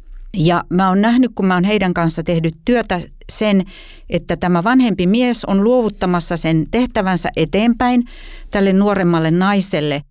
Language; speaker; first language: Finnish; native; Finnish